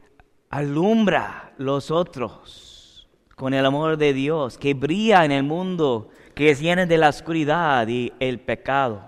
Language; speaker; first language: Spanish; non-native, learner; English